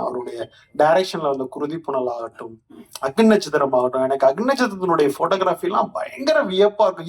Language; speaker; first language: Tamil; native; Tamil